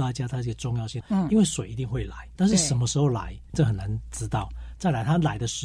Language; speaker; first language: Chinese; native; Chinese